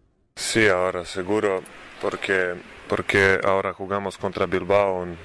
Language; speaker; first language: Spanish; non-native, learner; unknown